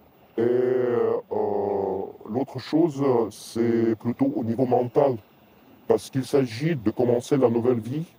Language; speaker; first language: French; non-native, fluent; Russian